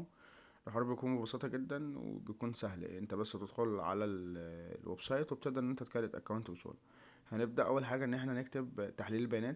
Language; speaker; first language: Arabic; native; Arabic